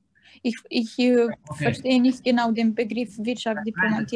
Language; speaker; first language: German; non-native, fluent; Romanian